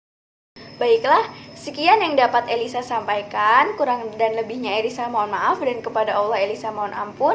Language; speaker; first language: Indonesian; native; Indonesian